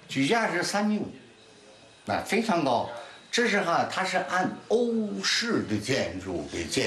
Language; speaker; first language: Chinese; native; Chinese